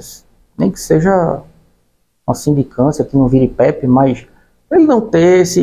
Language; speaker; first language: Portuguese; native; Portuguese